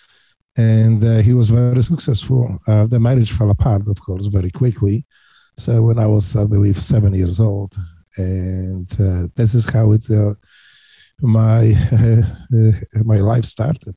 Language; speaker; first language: English; non-native, fluent; Polish